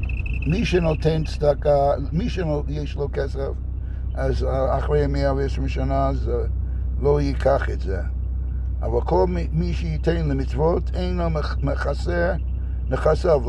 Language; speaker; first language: Hebrew; non-native, fluent; English